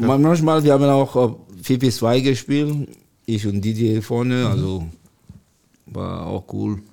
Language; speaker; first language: German; non-native, learner; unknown